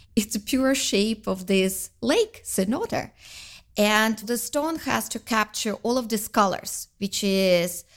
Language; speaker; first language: English; non-native, fluent; Russian